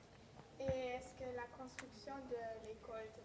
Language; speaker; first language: French; non-native, learner; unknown